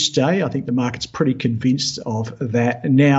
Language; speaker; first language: English; native; English